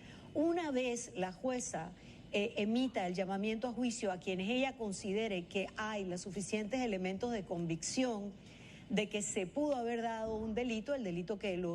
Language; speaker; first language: Spanish; native; Spanish